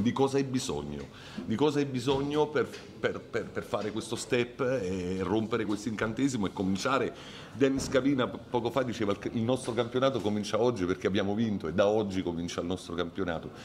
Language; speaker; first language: Italian; native; Italian